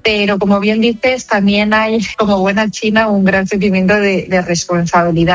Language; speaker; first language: Spanish; native; Spanish